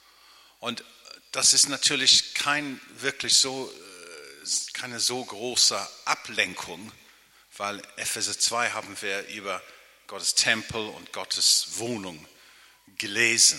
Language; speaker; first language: German; non-native, fluent; English